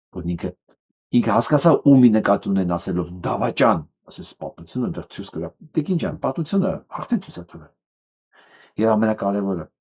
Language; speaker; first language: Armenian; native; Armenian